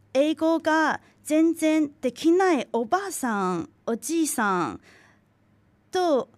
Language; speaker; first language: Japanese; non-native, fluent; Chinese